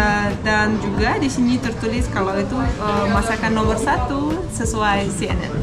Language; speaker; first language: Indonesian; non-native, fluent; Russian